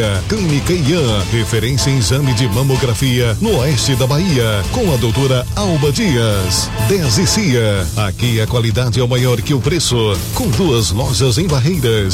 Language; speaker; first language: Portuguese; native; Portuguese